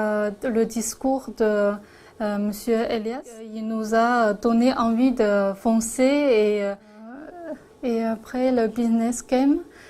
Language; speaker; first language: French; non-native, fluent; Chinese